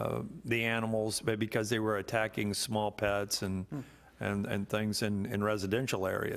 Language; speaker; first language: English; native; English